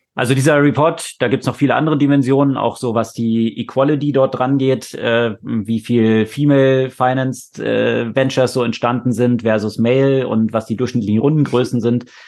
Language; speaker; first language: German; native; German